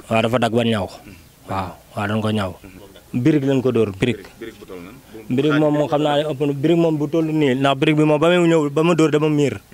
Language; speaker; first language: Wolof; native; Wolof